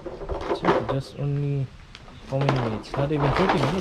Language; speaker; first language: English; non-native, learner; Filipino